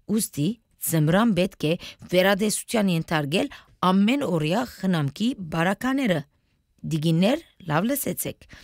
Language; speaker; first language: Armenian; early bilingual, heritage; Armenian